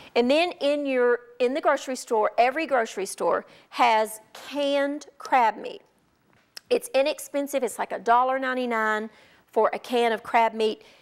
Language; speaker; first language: English; native; English